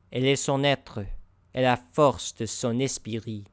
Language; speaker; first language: French; non-native, learner; English